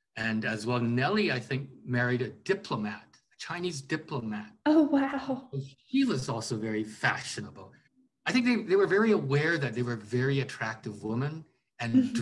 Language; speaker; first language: English; native; English